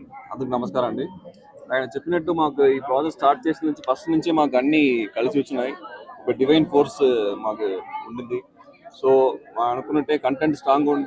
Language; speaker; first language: Telugu; native; Telugu